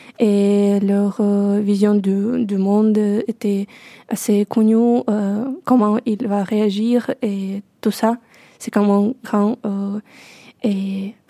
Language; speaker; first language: French; non-native, learner; Russian